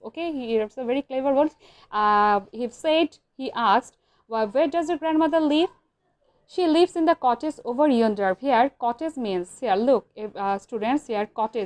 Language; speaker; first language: English; non-native, local second language; Bangla